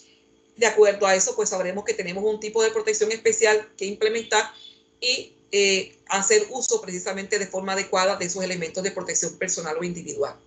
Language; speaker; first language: Spanish; native; Spanish